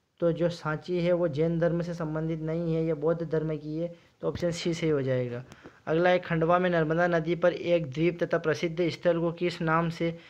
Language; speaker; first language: Hindi; native; Hindi